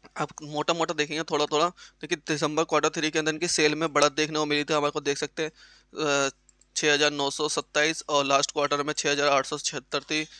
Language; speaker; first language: Hindi; native; Hindi